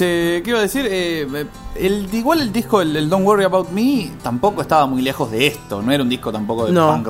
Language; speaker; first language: Spanish; native; Spanish